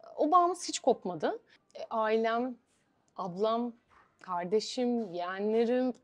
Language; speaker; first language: Turkish; non-native, fluent; Bulgarian